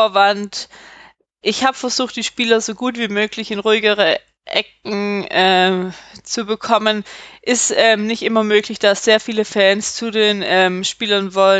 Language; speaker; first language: German; native; German